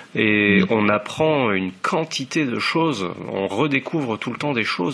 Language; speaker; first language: French; native; French